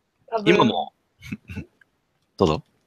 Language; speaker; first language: Japanese; non-native, learner; English